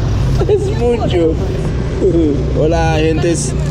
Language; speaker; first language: Spanish; non-native, learner; Haitian Creole